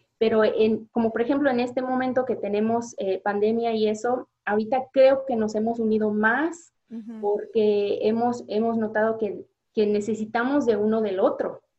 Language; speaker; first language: Spanish; early bilingual, heritage; Spanish